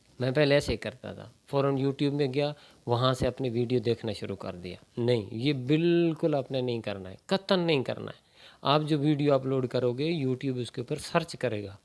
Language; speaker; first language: Urdu; non-native, local second language; Punjabi